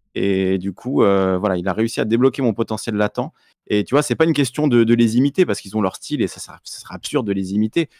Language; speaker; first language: French; native; French